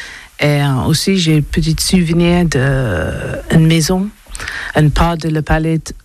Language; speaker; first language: French; non-native, learner; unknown